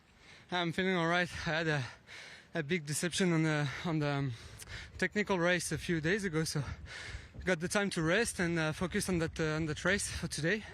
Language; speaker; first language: English; non-native, learner; Portuguese